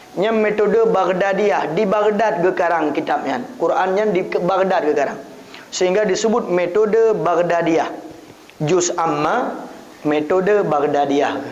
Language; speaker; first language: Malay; non-native, local second language; Achinese